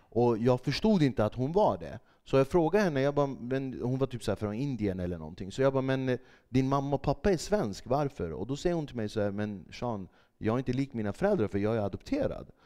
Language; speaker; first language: Swedish; early bilingual, other home language; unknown